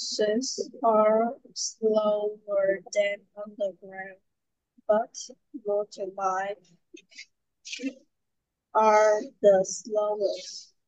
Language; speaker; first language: English; non-native, learner; Vietnamese